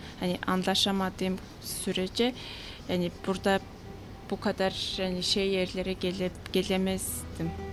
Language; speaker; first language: Turkish; non-native, fluent; Mongolian